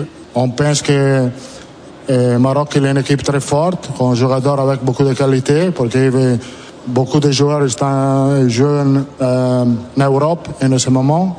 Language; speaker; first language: French; non-native, learner; Italian